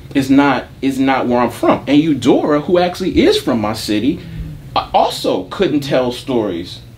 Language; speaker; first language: English; native; English